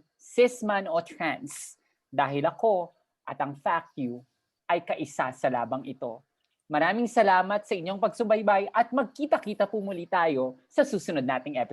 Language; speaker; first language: Filipino; native; Filipino